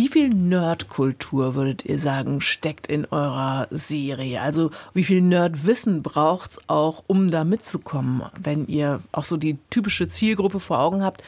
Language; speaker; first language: German; native; German